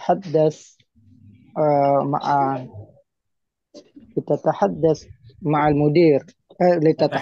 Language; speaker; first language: Arabic; non-native, learner; Indonesian